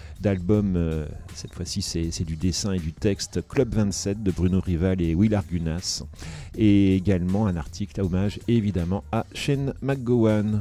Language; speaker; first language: French; native; French